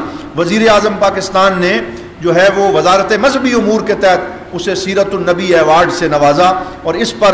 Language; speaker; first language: Urdu; native; Urdu